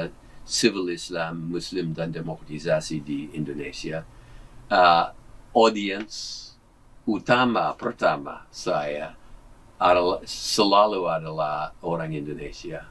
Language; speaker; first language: Indonesian; non-native, fluent; English